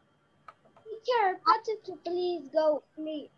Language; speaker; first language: English; non-native, learner; Spanish